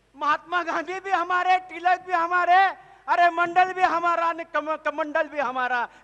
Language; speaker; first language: Hindi; non-native, local second language; Marathi